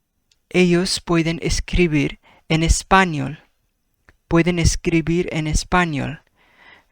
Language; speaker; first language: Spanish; non-native, fluent; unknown